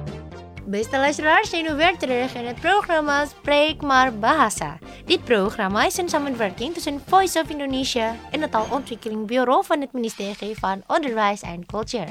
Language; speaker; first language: Dutch; non-native, learner; Indonesian